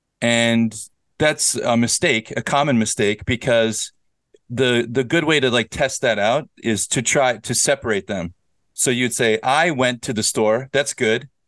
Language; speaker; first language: English; native; English